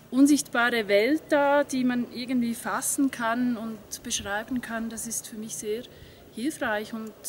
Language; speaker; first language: German; native; German